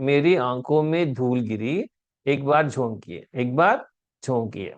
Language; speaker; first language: Hindi; non-native, local second language; Telugu